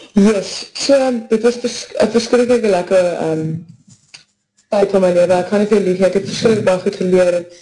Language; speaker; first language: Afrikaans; native; Afrikaans